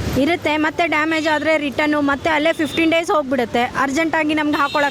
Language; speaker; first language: Kannada; native; Kannada